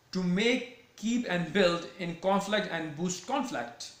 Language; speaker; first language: English; non-native, local second language; Urdu